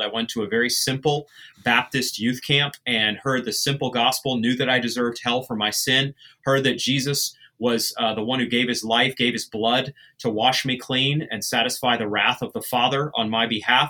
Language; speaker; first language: English; native; English